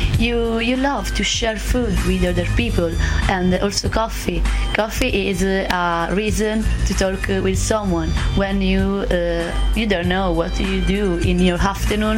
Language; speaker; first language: English; non-native, learner; Italian